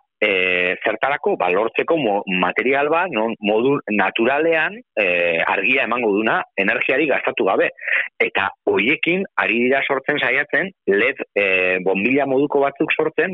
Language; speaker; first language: Basque; native; Basque